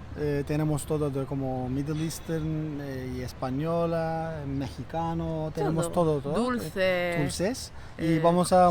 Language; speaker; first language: Spanish; non-native, fluent; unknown